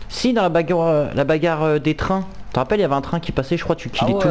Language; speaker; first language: French; native; French